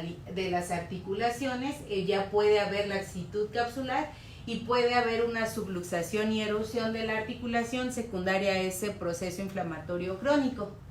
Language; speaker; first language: Spanish; native; Spanish